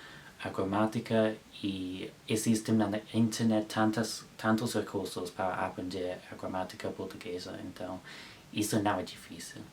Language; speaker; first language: Portuguese; non-native, learner; English